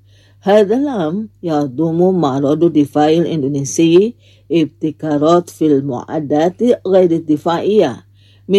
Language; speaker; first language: Arabic; non-native, fluent; Indonesian